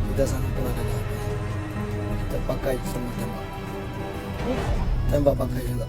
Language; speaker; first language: Indonesian; non-native, learner; Rohingya